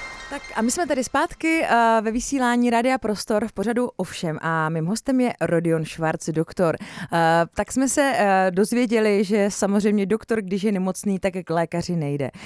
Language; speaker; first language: Czech; native; Czech